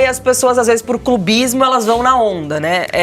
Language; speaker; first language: Portuguese; native; Portuguese